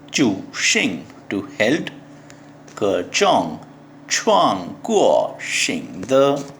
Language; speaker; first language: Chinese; non-native, learner; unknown